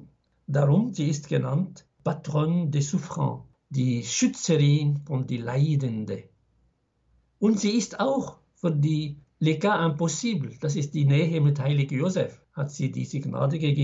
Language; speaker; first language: German; non-native, fluent; Arabic